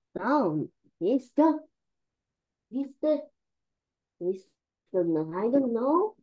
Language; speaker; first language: English; non-native, learner; Korean